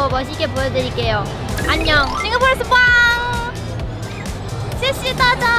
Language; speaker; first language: Korean; non-native, fluent; Chinese